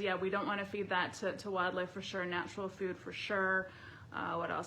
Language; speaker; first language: English; native; English